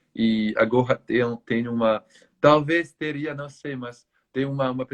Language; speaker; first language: Portuguese; non-native, learner; French